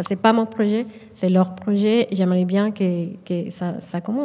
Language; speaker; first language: French; non-native, fluent; Spanish